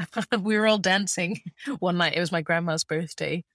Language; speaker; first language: English; early bilingual, other home language; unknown